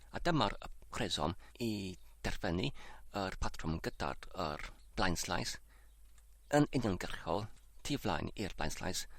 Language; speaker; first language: Welsh; non-native, learner; English